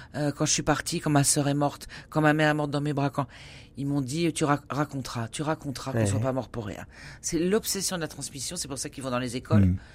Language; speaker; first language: French; native; French